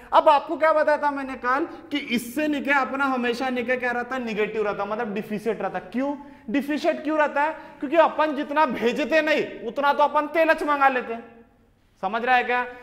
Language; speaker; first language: Hindi; native; Hindi